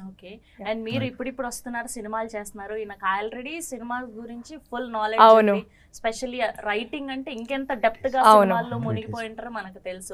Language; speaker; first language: Telugu; native; Telugu